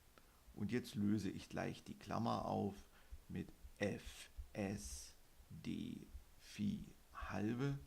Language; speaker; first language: German; native; German